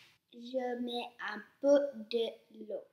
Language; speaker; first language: French; non-native, learner; English